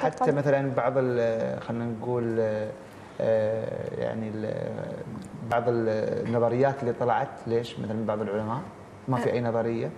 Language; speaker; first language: Arabic; native; Arabic